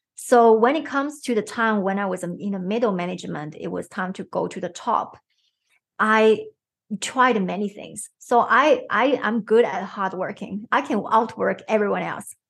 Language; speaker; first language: English; non-native, fluent; Chinese